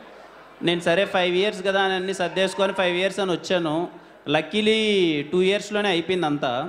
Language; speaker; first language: Telugu; native; Telugu